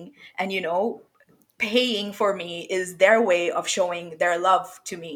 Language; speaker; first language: English; non-native, local second language; Bangla